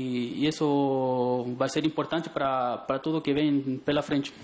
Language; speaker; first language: Portuguese; non-native, fluent; Spanish